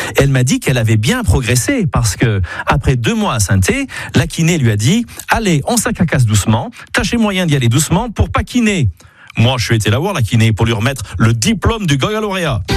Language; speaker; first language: French; native; French